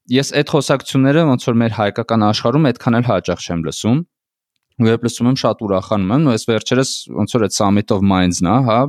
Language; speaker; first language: Armenian; native; Armenian